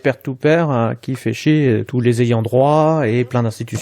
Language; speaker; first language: French; native; French